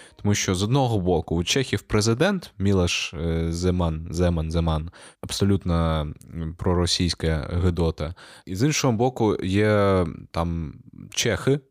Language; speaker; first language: Ukrainian; non-native, local second language; Russian